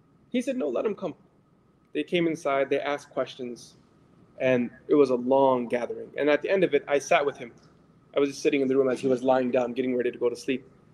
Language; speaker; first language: English; native; English